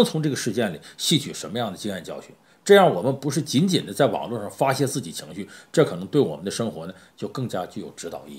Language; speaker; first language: Chinese; native; Chinese